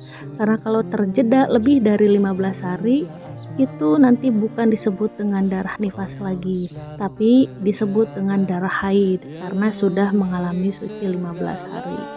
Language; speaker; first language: Indonesian; native; Indonesian